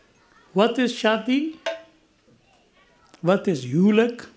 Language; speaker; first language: Dutch; non-native, fluent; Urdu